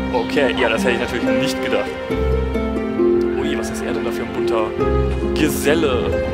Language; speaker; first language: German; native; German